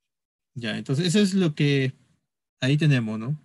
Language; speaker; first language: Spanish; native; Spanish